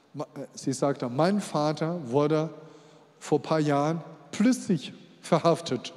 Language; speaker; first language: German; non-native, fluent; Chinese